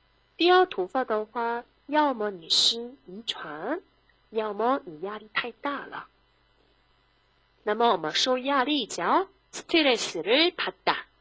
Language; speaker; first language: Chinese; non-native, fluent; Korean